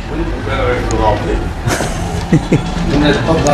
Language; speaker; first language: French; native; French